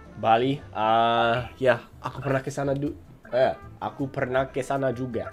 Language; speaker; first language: Indonesian; non-native, fluent; English